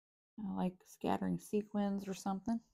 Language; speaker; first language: English; native; English